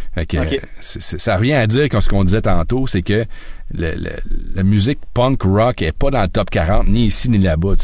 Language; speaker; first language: French; native; French